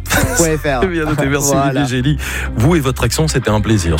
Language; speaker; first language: French; native; French